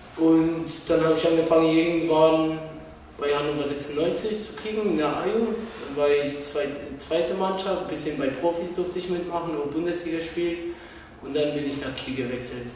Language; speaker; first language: German; non-native, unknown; Polish